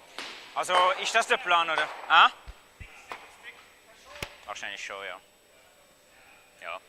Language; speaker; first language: German; non-native, fluent; French